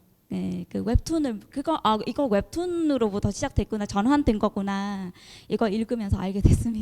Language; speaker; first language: Korean; non-native, fluent; Vietnamese